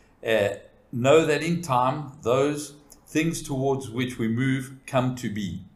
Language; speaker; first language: English; early bilingual, other home language; Portuguese